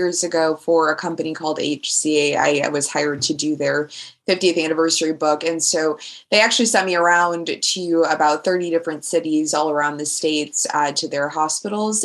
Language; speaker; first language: English; native; English